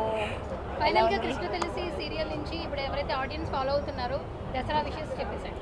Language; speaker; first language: Telugu; native; Telugu